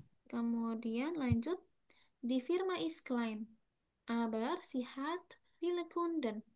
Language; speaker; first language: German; non-native, fluent; Indonesian